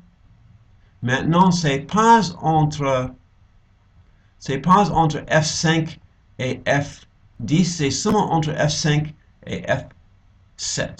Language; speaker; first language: French; non-native, fluent; English